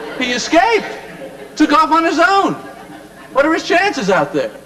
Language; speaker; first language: English; native; English